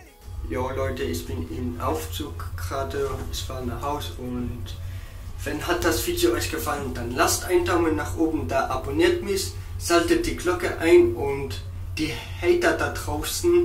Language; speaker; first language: German; early bilingual, other home language; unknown